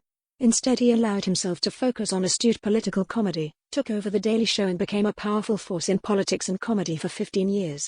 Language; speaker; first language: English; native; English